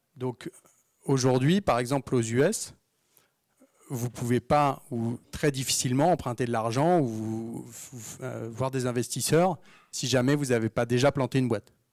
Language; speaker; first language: French; native; French